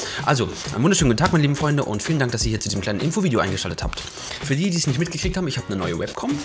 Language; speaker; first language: German; native; German